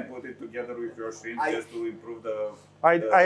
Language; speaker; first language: English; non-native, fluent; Romanian